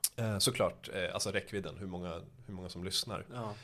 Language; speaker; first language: Swedish; early bilingual, other home language; Persian